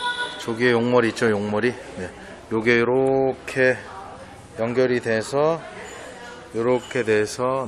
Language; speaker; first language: Korean; native; Korean